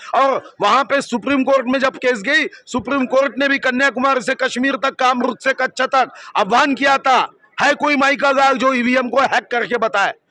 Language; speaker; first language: Hindi; non-native, local second language; Marathi